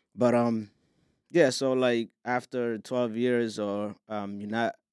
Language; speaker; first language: English; non-native, fluent; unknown